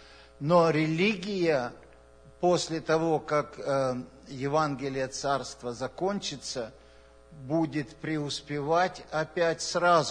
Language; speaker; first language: Russian; native; Russian